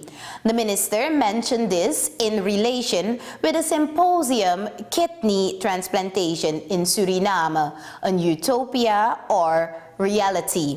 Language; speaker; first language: English; non-native, fluent; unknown